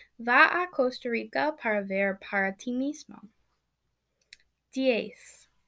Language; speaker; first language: Spanish; non-native, learner; English